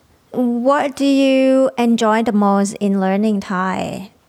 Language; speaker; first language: English; non-native, fluent; Thai